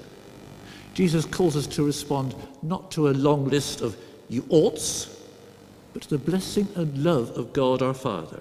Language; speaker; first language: English; native; English